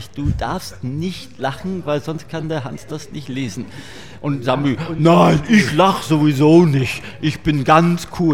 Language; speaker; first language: German; native; German